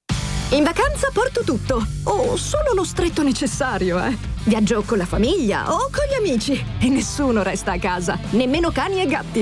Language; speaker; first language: Italian; native; Italian